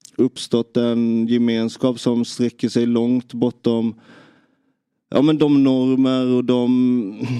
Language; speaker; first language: Swedish; native; Swedish